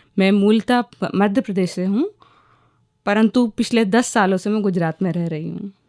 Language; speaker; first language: Hindi; native; Hindi